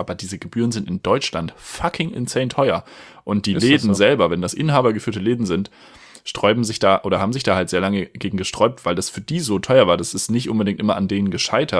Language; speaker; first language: German; native; German